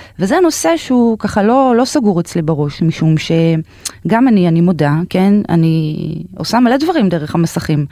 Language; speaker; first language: Hebrew; native; Hebrew